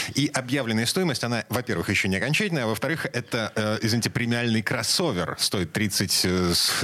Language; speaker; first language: Russian; native; Russian